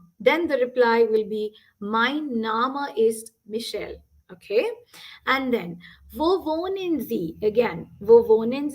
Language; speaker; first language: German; non-native, fluent; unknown